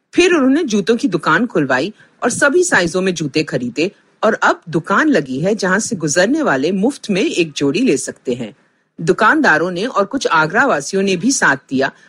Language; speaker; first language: Hindi; non-native, local second language; Punjabi